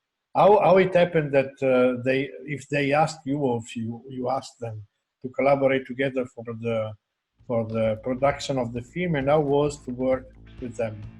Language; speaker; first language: English; non-native, fluent; Italian